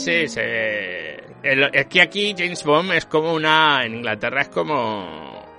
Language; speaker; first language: Spanish; native; Spanish